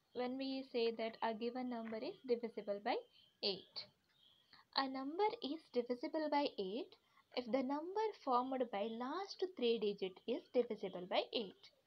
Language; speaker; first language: English; non-native, local second language; Kannada